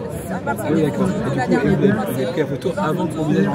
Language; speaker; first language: French; native; French